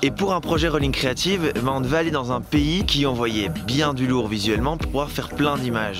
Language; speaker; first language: French; native; French